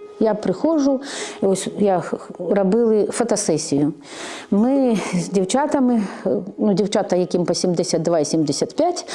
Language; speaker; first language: Ukrainian; native; Ukrainian